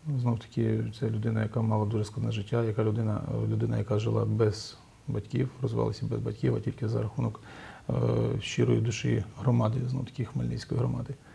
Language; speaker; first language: Ukrainian; native; Ukrainian